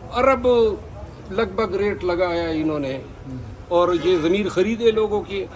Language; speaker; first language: Urdu; non-native, local second language; Pashto